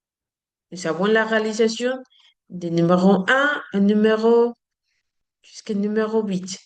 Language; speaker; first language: French; non-native, learner; Spanish